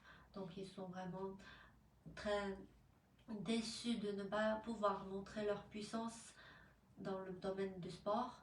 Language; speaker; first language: French; non-native, fluent; Chinese